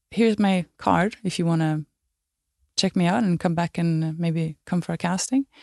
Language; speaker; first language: English; non-native, fluent; Swedish